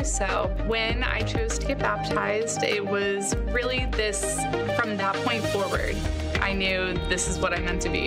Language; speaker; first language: English; native; English